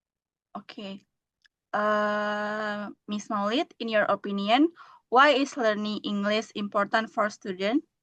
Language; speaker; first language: English; non-native, learner; Indonesian